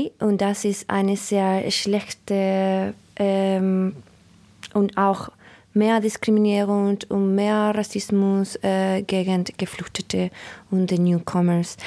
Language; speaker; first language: German; non-native, learner; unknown